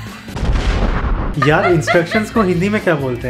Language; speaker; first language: Hindi; native; Hindi